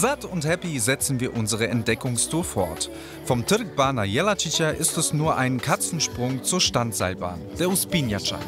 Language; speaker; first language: German; early bilingual, other home language; Croatian